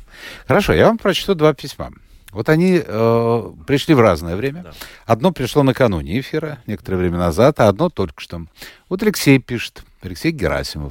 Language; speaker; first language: Russian; native; Russian